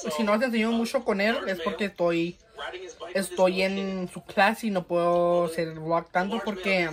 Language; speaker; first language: Spanish; early bilingual, heritage; Spanish